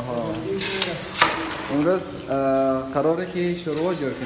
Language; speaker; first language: Persian; native; Persian